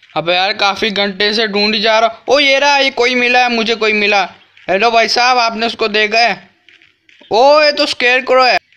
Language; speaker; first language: Hindi; native; Hindi